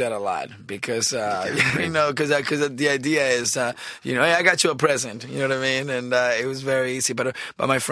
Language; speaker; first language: English; non-native, fluent; Spanish